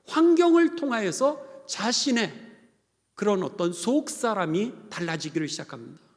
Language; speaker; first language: Korean; native; Korean